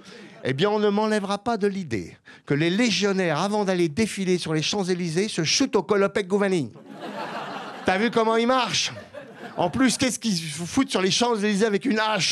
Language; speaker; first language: French; native; French